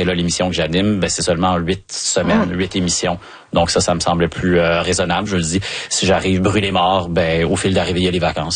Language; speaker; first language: French; native; French